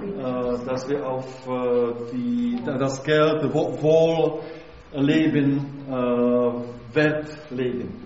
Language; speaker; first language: German; non-native, learner; Czech